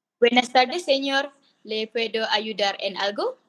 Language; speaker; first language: Spanish; non-native, learner; Malay